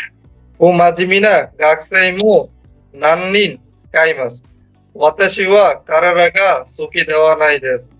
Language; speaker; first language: Japanese; non-native, learner; Bangla